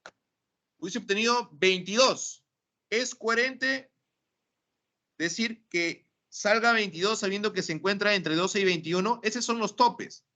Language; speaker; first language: Spanish; native; Spanish